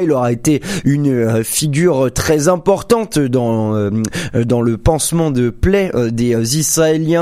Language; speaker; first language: French; native; French